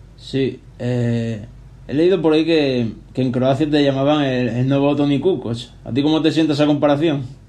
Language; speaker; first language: Spanish; native; Spanish